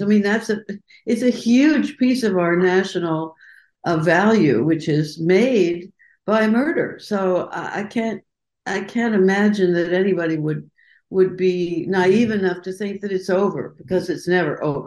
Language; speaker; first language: English; native; English